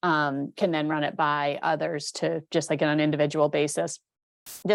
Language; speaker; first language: English; native; English